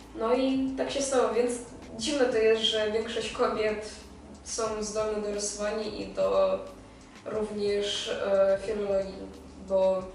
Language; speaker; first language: Polish; non-native, fluent; Belarusian